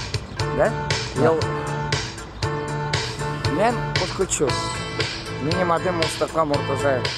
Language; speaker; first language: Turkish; non-native, learner; Crimean Tatar